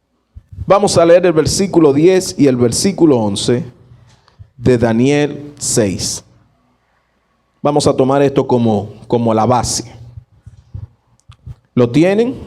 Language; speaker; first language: Spanish; native; Spanish